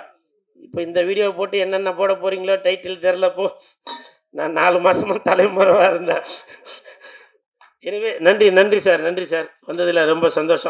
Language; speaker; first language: Tamil; native; Tamil